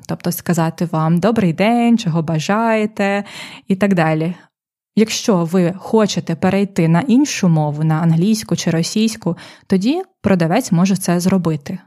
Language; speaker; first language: Ukrainian; native; Ukrainian